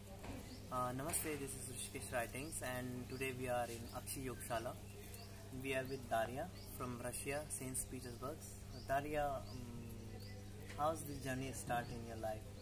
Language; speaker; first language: English; non-native, local second language; Hindi